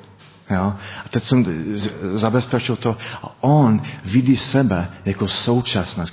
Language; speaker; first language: Czech; non-native, learner; English